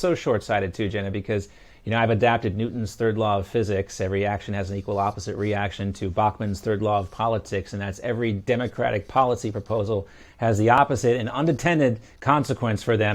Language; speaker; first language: English; native; English